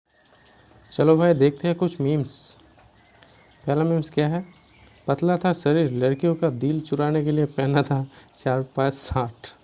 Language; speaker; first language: Hindi; non-native, local second language; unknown